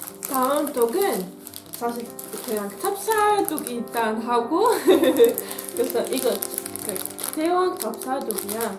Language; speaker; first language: Korean; non-native, learner; Dutch